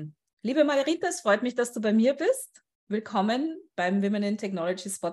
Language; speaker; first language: German; native; German